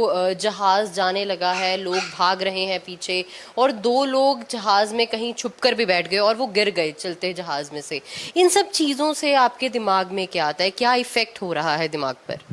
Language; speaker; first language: Hindi; non-native, local second language; Punjabi